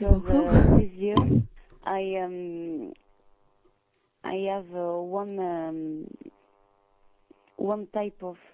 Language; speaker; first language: English; non-native, learner; French